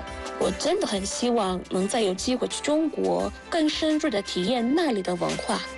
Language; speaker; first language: Chinese; non-native, fluent; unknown